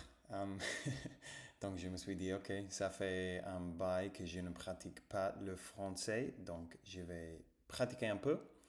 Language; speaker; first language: French; non-native, fluent; English